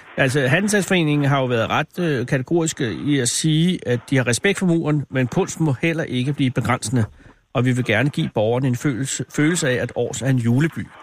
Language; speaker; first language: Danish; native; Danish